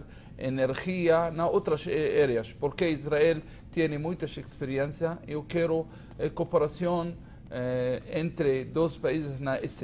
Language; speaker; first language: Spanish; non-native, learner; Hebrew